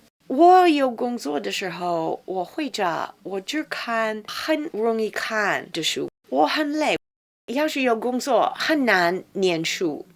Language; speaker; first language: Chinese; non-native, fluent; English